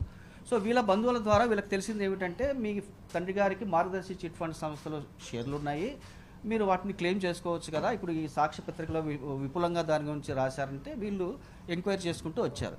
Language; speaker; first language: Telugu; native; Telugu